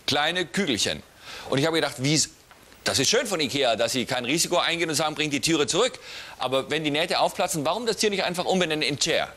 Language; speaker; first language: German; native; German